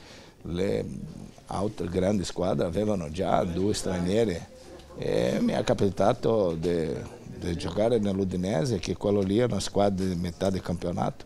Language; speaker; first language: Italian; non-native, fluent; Portuguese